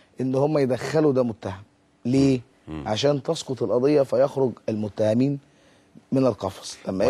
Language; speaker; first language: Arabic; native; Arabic